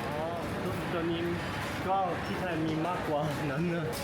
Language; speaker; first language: Thai; non-native, learner; German